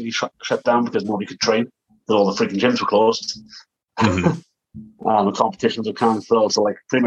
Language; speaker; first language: English; native; English